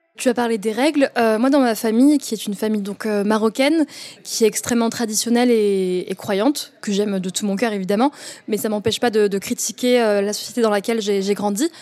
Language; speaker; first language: French; early bilingual, other home language; Arabic